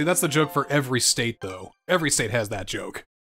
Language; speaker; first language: English; native; English